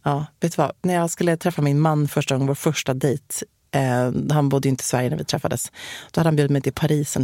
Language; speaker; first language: Swedish; native; Swedish